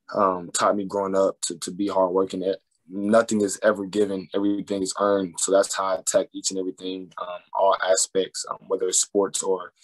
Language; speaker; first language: English; native; English